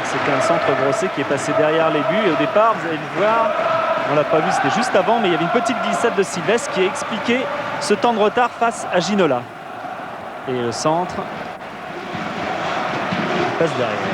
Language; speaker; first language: French; native; French